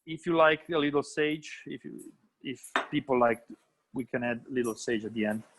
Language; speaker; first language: English; non-native, fluent; Italian